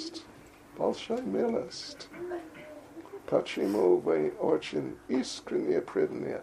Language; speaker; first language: Russian; non-native, learner; English